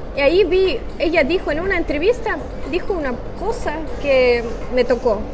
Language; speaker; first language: Spanish; non-native, fluent; Russian